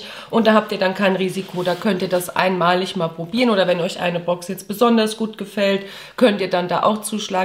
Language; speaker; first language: German; native; German